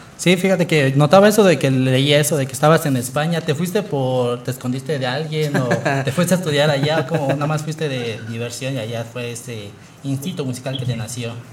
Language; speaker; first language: Spanish; native; Spanish